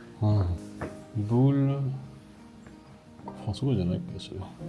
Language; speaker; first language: Japanese; non-native, learner; French